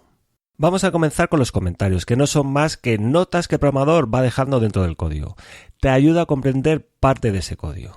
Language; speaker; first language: Spanish; native; Spanish